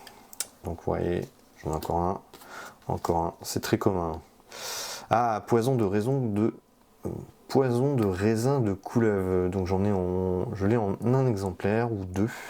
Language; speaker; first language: French; native; French